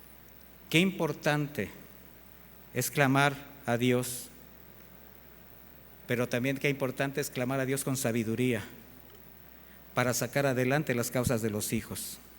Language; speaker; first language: Spanish; native; Spanish